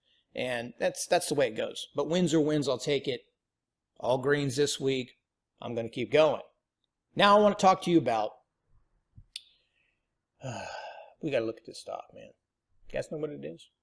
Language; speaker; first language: English; native; English